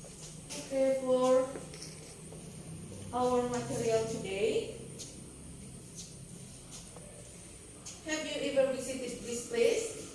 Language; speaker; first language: English; non-native, learner; Indonesian